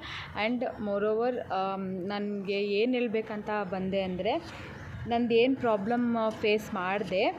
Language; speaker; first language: Kannada; native; Kannada